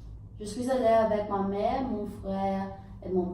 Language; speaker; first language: French; non-native, learner; English